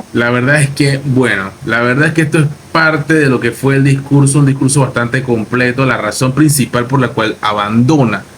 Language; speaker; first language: Spanish; native; Spanish